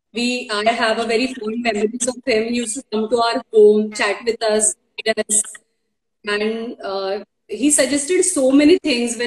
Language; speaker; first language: English; non-native, local second language; Marathi